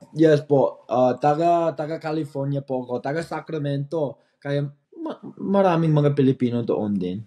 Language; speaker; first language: Filipino; non-native, fluent; English